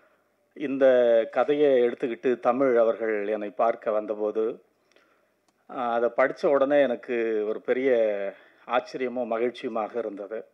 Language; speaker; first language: Tamil; native; Tamil